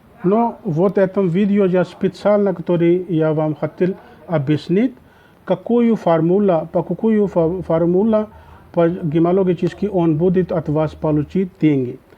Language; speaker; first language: Russian; non-native, learner; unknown